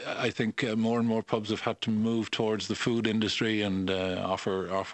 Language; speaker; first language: English; native; English